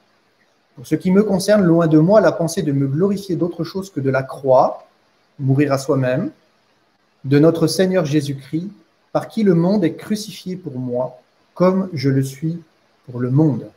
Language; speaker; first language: French; native; French